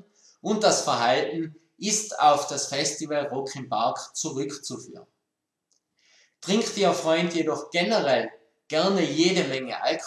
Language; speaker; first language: German; native; German